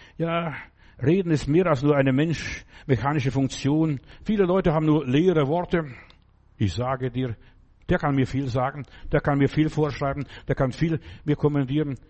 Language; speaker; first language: German; non-native, fluent; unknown